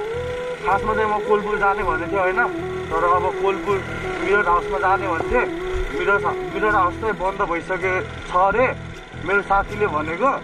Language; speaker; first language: Hindi; non-native, learner; Nepali